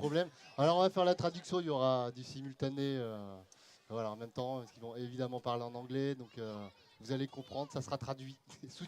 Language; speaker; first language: French; native; French